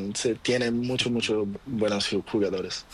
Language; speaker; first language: Spanish; non-native, learner; Portuguese